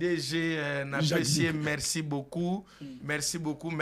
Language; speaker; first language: French; non-native, local second language; Lingala